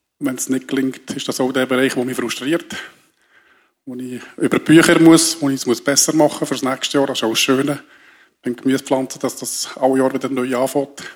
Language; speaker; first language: German; native; German